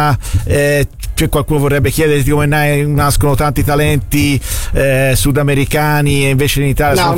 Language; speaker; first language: Italian; native; Italian